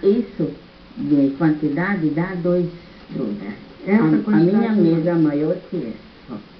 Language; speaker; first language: Portuguese; non-native, learner; German